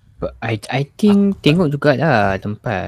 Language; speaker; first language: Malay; native; Malay